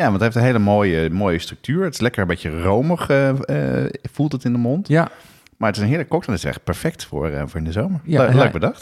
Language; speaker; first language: Dutch; native; Dutch